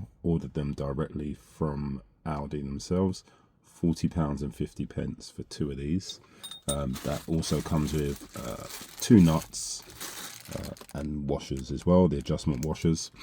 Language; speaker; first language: English; native; English